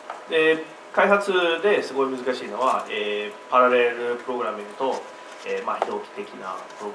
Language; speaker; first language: Japanese; non-native, learner; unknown